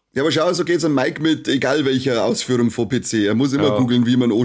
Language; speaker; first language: German; native; German